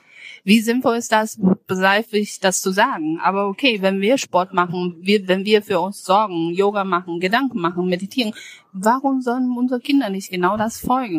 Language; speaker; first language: German; non-native, fluent; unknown